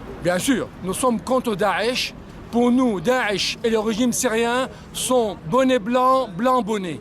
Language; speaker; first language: French; non-native, fluent; Arabic